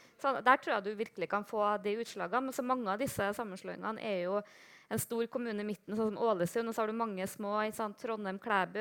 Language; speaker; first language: Norwegian; native; Norwegian